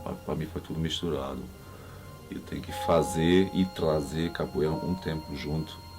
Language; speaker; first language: Portuguese; non-native, learner; German